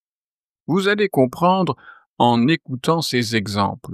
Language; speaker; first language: French; native; French